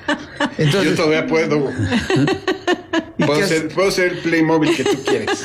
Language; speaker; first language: Spanish; native; Spanish